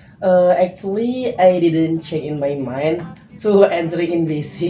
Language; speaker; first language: English; non-native, learner; Indonesian